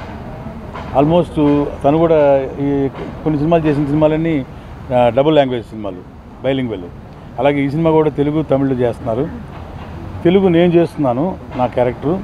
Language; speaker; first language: Telugu; native; Telugu